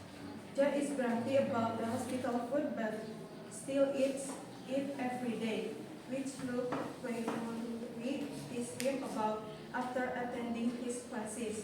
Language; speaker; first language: English; non-native, local second language; Indonesian